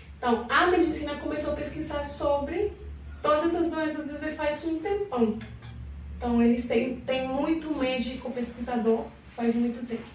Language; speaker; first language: Portuguese; non-native, fluent; Spanish